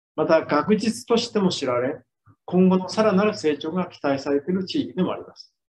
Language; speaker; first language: Japanese; native; Japanese